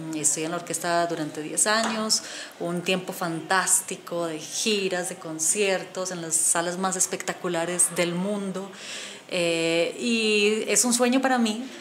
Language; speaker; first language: Spanish; native; Spanish